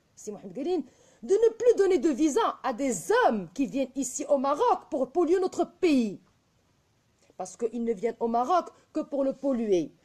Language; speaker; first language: French; non-native, local second language; Arabic